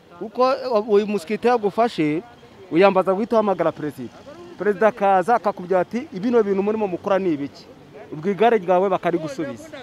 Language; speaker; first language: Kinyarwanda; native; Kinyarwanda